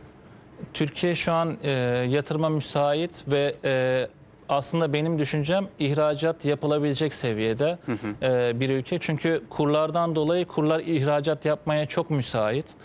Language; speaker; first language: Turkish; native; Turkish